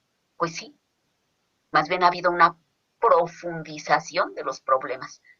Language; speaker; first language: Spanish; native; Spanish